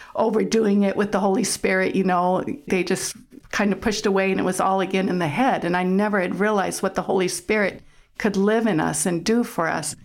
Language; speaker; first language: English; early bilingual, other home language; German